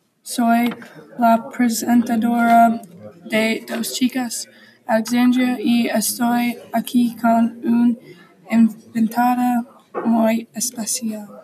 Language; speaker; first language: Spanish; non-native, learner; English